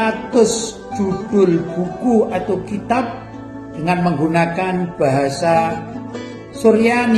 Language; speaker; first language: Indonesian; native; Indonesian